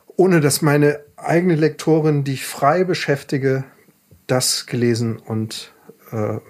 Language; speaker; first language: German; native; German